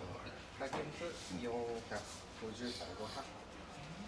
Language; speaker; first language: Japanese; early bilingual, heritage; Japanese